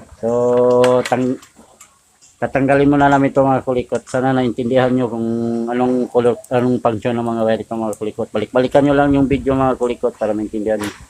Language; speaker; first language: Filipino; native; Filipino